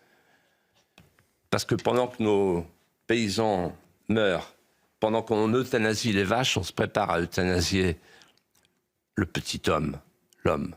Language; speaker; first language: French; native; French